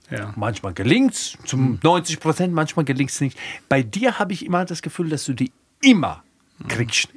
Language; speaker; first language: German; early bilingual, other home language; Croatian